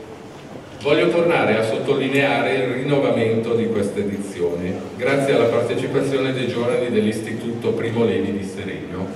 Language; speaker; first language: Italian; native; Italian